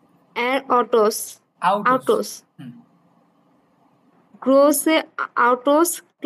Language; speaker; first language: German; non-native, learner; Bangla